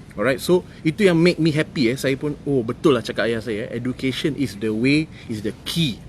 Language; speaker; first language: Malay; native; Malay